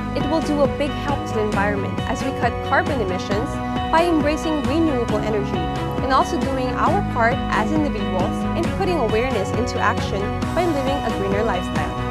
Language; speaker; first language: English; non-native, local second language; Filipino